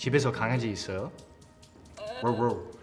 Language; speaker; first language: Korean; non-native, learner; English